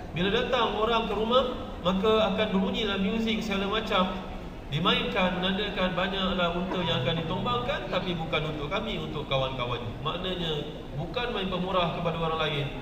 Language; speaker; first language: Malay; native; Malay